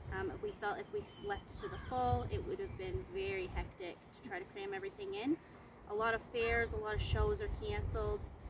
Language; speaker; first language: English; native; English